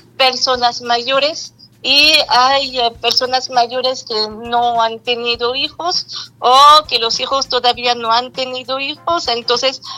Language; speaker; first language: Spanish; non-native, fluent; French